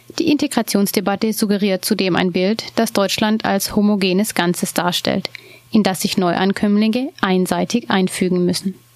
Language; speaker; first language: German; native; German